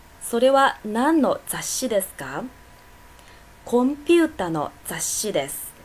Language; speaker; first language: Japanese; non-native, fluent; Chinese